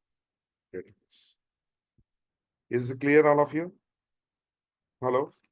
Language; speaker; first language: English; non-native, local second language; Telugu